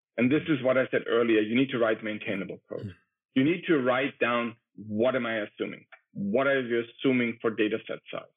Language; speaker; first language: English; non-native, fluent; German